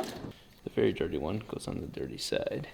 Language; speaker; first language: English; native; English